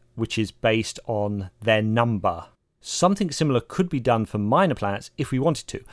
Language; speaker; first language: English; native; English